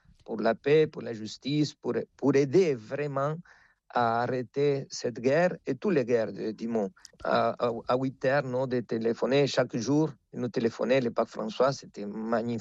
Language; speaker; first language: French; non-native, fluent; Spanish